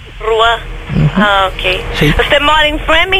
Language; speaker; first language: Spanish; non-native, learner; Portuguese